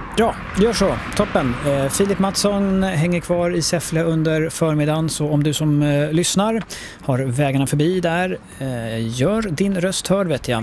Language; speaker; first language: Swedish; native; Swedish